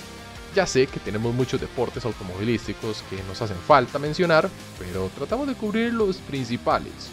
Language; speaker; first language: Spanish; native; Spanish